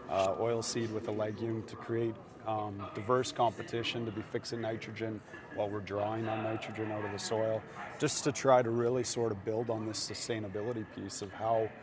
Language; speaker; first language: English; native; English